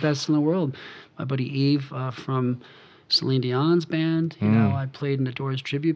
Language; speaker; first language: English; native; English